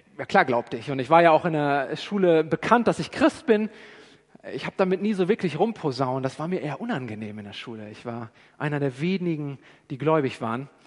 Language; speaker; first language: German; native; German